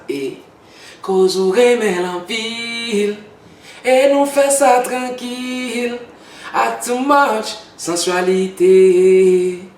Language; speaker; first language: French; non-native, local second language; Haitian Creole